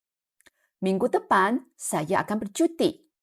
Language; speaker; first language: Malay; non-native, local second language; Chinese